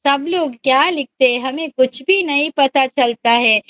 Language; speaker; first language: Hindi; non-native, local second language; Kannada